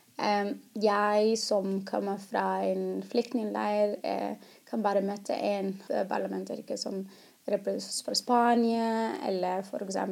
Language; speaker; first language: Norwegian; non-native, fluent; Arabic